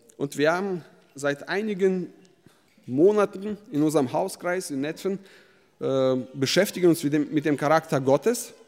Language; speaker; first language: German; early bilingual, other home language; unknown